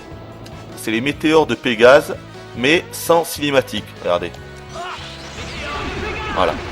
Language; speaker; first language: French; native; French